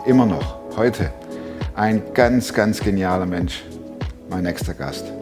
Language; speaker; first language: German; native; German